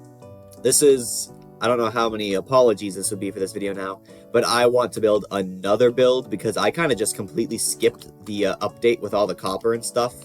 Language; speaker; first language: English; native; English